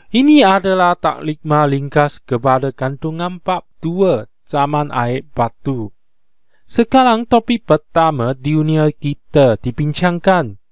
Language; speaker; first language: Malay; non-native, local second language; Chinese